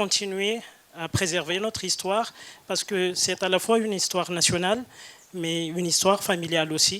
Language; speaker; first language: French; non-native, local second language; Malagasy